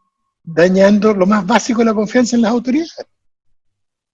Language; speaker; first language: Spanish; native; Spanish